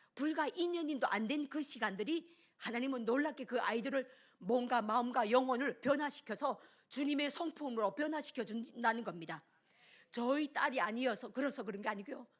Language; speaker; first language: Korean; native; Korean